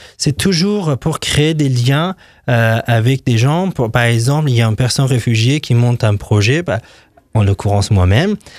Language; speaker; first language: French; non-native, fluent; Persian